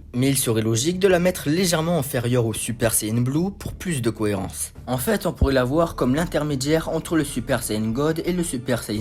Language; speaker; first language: French; native; French